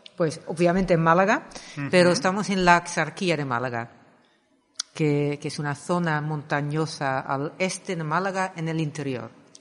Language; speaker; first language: Spanish; non-native, fluent; Dutch